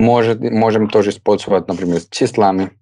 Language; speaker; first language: Russian; non-native, fluent; Spanish